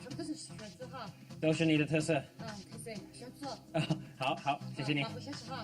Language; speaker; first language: Chinese; non-native, learner; English